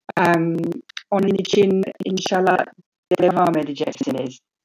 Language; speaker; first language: Turkish; non-native, learner; English